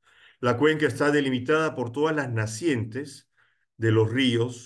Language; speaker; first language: Spanish; native; Spanish